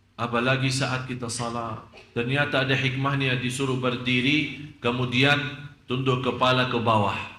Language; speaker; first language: Malay; non-native, fluent; Arabic